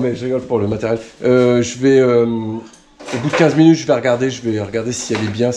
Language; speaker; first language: French; native; French